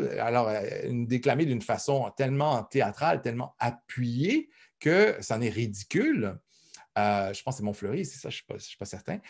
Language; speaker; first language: French; native; French